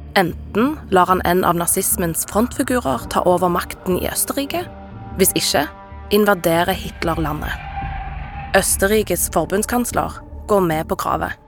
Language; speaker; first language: Norwegian; native; Norwegian